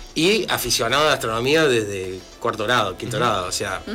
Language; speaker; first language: Spanish; native; Spanish